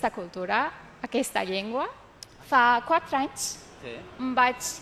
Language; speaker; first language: Catalan; non-native, fluent; Turkish